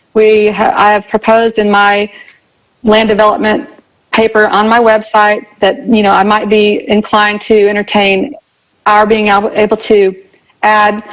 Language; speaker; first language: English; native; English